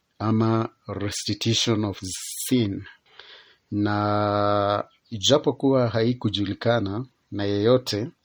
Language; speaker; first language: Swahili; non-native, local second language; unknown